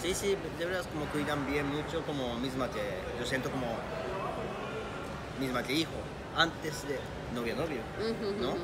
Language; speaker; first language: Spanish; non-native, learner; Japanese